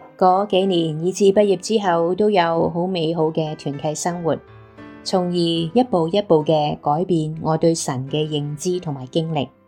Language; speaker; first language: Chinese; non-native, local second language; Cantonese